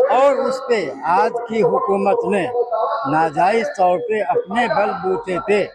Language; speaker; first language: Urdu; native; Urdu